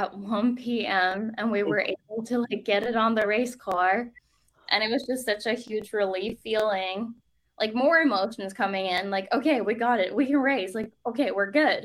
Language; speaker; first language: English; non-native, fluent; Norwegian